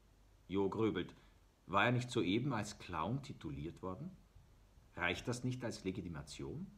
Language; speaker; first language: German; native; German